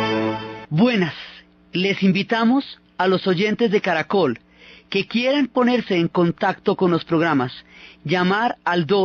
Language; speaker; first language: Spanish; native; Spanish